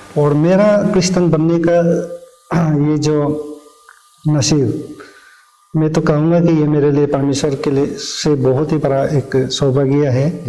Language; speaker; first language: Hindi; non-native, local second language; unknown